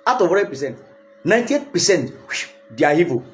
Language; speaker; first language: English; non-native, local second language; Yoruba